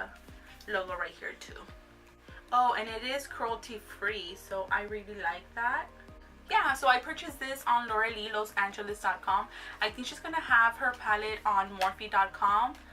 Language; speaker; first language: English; native; English